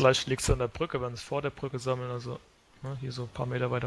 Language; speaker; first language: German; native; German